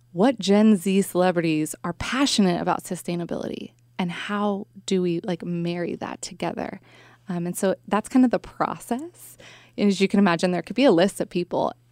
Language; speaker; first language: English; native; English